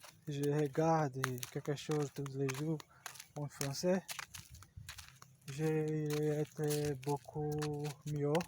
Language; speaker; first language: French; non-native, learner; Portuguese